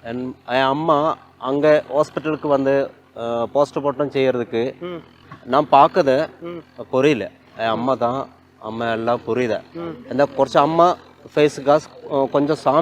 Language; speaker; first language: Tamil; non-native, local second language; Malayalam